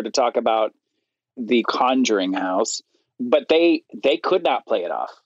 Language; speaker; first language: English; native; English